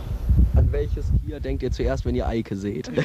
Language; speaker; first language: German; native; German